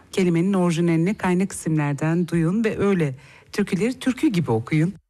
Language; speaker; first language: Turkish; native; Turkish